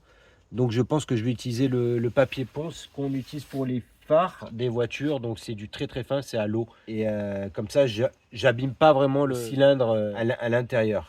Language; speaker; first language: French; native; French